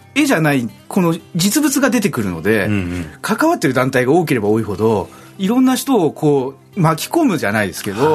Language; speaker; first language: Japanese; native; Japanese